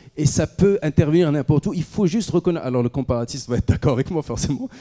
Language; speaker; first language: French; non-native, local second language; Arabic